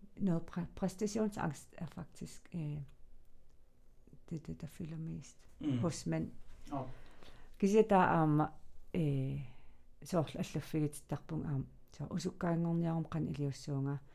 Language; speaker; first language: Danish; non-native, local second language; Kalaallisut